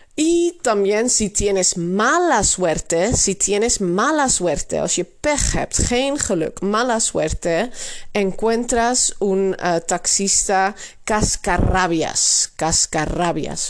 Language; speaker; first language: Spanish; non-native, fluent; Dutch